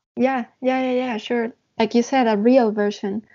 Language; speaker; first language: English; non-native, fluent; Spanish